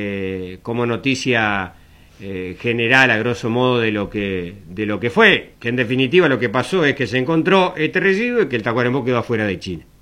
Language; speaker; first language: Spanish; native; Spanish